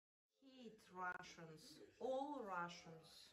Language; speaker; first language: English; non-native, fluent; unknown